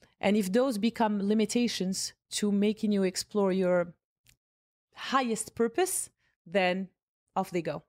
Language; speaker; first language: English; non-native, fluent; Arabic